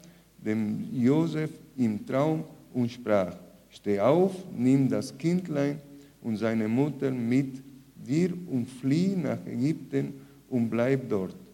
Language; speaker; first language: German; non-native, fluent; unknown